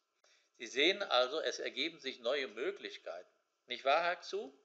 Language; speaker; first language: German; native; German